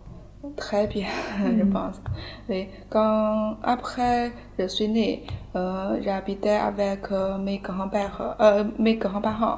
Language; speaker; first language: French; non-native, learner; Chinese